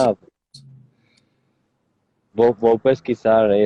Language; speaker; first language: Portuguese; non-native, learner; Spanish